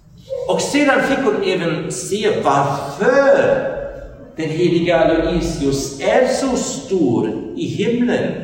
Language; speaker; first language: Swedish; non-native, fluent; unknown